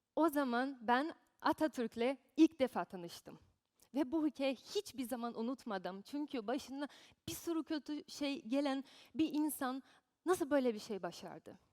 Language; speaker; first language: Turkish; non-native, fluent; Portuguese